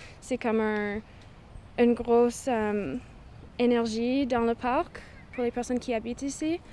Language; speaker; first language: French; non-native, local second language; English